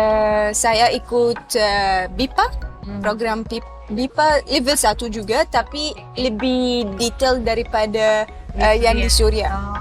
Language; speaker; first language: Indonesian; non-native, fluent; Arabic